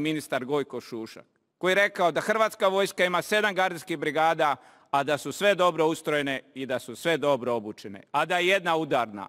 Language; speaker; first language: Bosnian; native; Bosnian